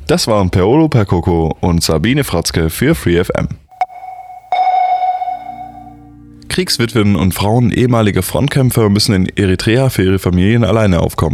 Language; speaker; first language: German; native; German